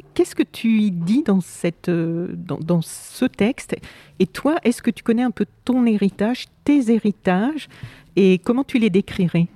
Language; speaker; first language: French; native; French